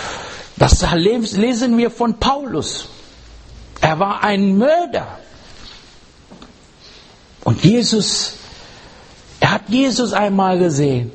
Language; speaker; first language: German; non-native, learner; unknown